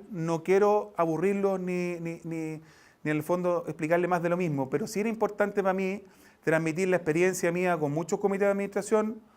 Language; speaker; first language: Spanish; native; Spanish